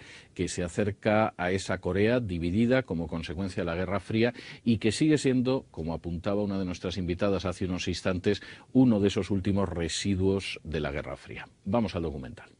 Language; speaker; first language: Spanish; native; Spanish